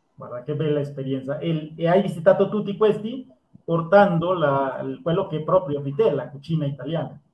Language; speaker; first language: Italian; non-native, fluent; Spanish